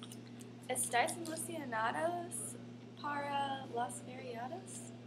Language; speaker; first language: Spanish; non-native, learner; English